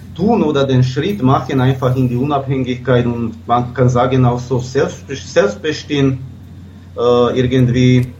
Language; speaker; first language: German; non-native, fluent; Slovak